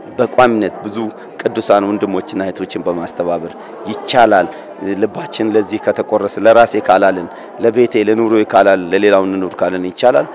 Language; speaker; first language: Amharic; native; Amharic